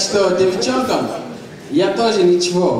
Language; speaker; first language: Russian; non-native, learner; Portuguese